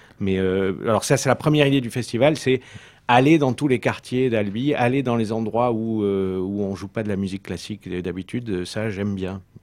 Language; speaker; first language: French; early bilingual, heritage; French